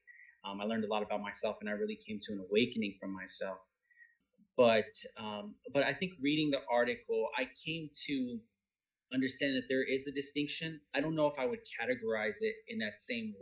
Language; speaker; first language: English; native; English